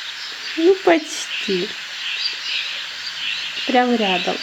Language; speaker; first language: Russian; native; Russian